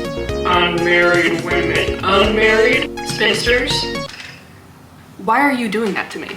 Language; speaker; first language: English; native; English